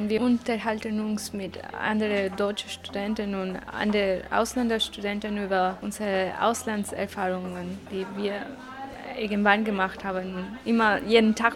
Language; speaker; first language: German; non-native, learner; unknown